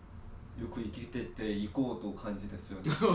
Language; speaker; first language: Japanese; non-native, learner; Korean